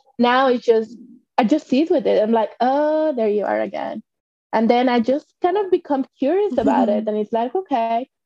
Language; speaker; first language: English; non-native, fluent; Spanish